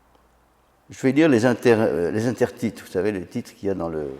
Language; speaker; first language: French; native; French